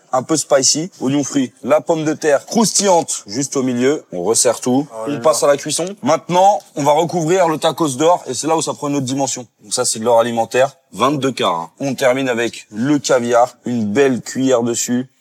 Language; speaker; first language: French; native; French